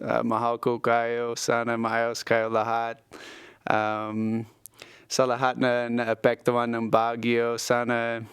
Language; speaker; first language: Filipino; non-native, fluent; English